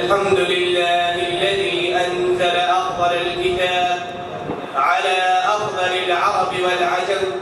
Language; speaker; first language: Arabic; non-native, fluent; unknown